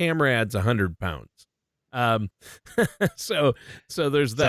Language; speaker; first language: English; native; English